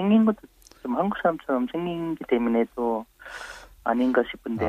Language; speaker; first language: Korean; non-native, fluent; Nepali